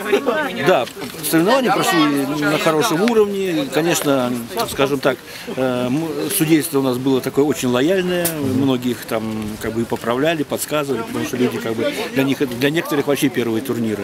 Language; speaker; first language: Russian; native; Russian